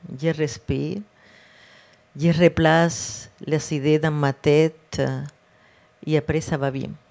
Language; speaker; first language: French; non-native, fluent; Spanish